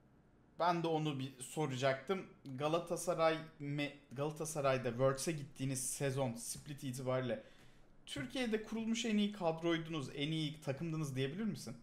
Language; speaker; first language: Turkish; native; Turkish